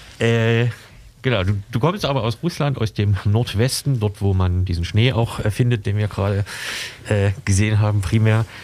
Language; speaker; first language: German; native; German